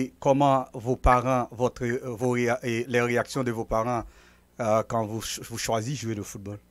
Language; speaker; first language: French; non-native, local second language; Haitian Creole